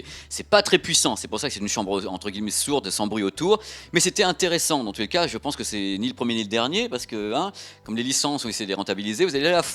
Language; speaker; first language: French; native; French